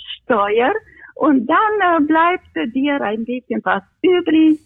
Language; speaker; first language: German; non-native, fluent; Romanian